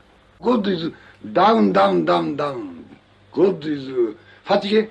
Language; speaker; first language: English; non-native, learner; Japanese